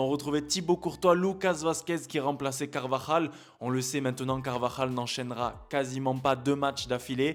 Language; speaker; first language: French; native; French